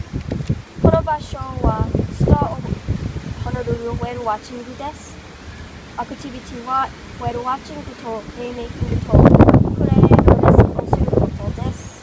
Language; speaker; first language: Japanese; non-native, learner; English